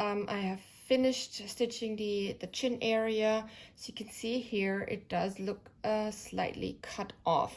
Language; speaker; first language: English; non-native, fluent; German